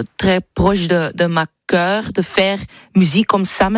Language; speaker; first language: French; non-native, learner; Dutch